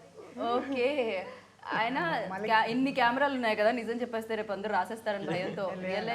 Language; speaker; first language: Telugu; native; Telugu